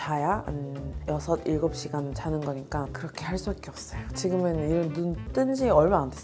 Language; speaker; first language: Korean; non-native, fluent; Georgian